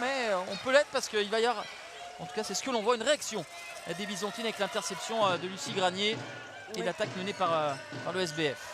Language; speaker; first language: French; native; French